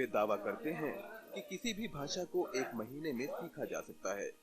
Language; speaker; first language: Hindi; native; Hindi